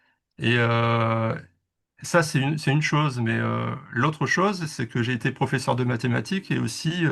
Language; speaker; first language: French; native; French